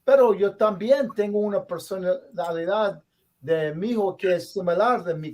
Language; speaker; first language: Spanish; non-native, learner; English